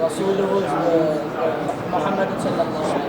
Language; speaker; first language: Arabic; non-native, learner; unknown